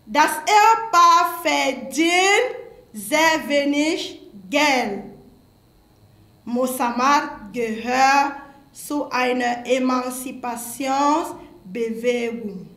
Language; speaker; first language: German; non-native, fluent; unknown